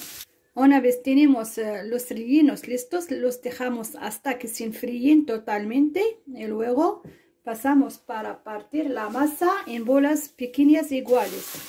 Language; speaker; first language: Spanish; non-native, fluent; Arabic